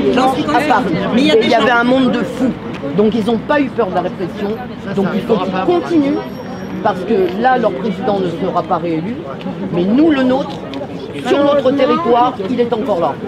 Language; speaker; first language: French; native; French